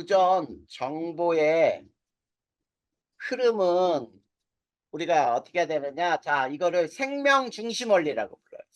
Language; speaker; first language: Korean; native; Korean